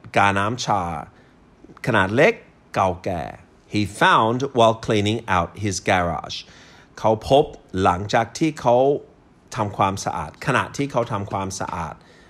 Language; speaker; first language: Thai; non-native, fluent; English